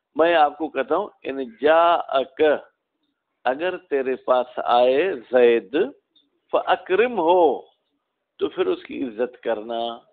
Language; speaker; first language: Urdu; non-native, local second language; Sindhi